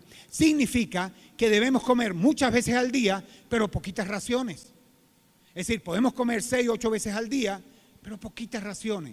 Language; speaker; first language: Spanish; native; Spanish